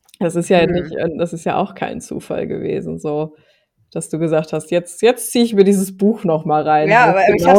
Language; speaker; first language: German; native; German